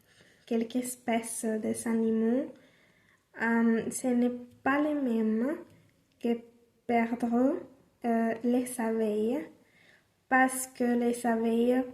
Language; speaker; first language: French; non-native, learner; Spanish